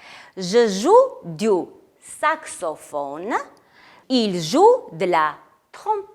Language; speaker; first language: French; non-native, fluent; Armenian